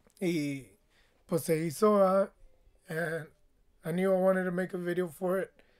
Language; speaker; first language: English; early bilingual, other home language; Spanish